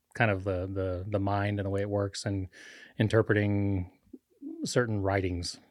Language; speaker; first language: English; non-native, fluent; Spanish